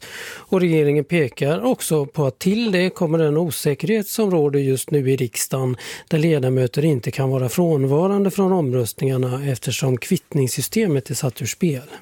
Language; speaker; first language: Swedish; native; Swedish